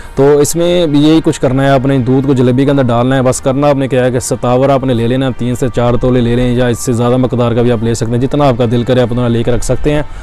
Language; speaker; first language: Urdu; non-native, local second language; Punjabi